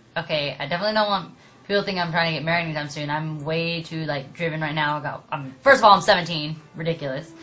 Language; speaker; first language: English; native; English